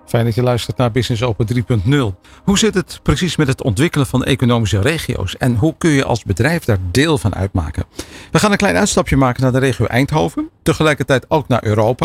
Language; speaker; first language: Dutch; native; Dutch